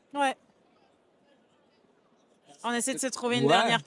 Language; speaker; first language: French; native; French